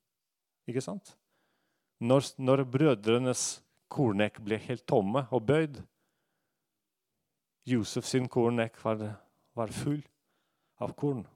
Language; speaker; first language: Norwegian; non-native, fluent; Russian